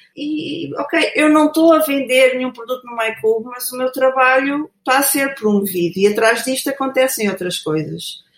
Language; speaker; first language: Portuguese; native; Portuguese